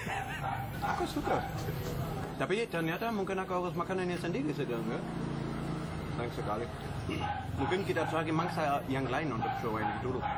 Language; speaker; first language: Indonesian; non-native, fluent; German